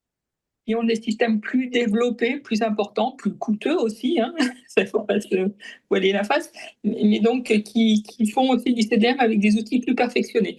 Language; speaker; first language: French; native; French